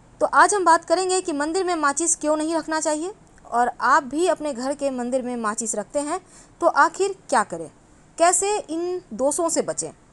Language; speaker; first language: Hindi; native; Hindi